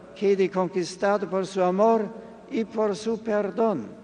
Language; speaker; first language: Spanish; non-native, fluent; German